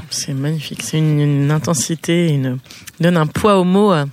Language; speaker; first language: French; native; French